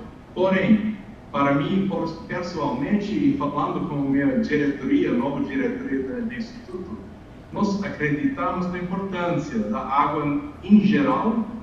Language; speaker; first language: Portuguese; non-native, fluent; English